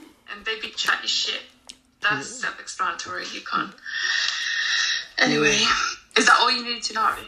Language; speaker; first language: English; non-native, fluent; Spanish